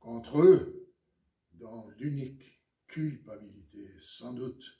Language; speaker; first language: French; non-native, fluent; Portuguese